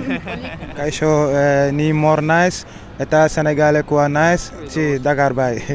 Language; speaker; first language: Basque; non-native, learner; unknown